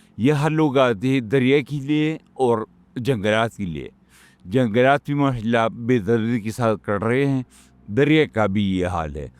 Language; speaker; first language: Urdu; non-native, local second language; Pashto